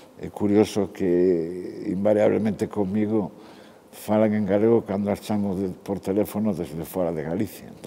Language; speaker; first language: Galician; non-native, local second language; Spanish